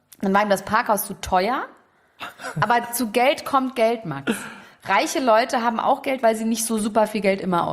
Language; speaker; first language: German; native; German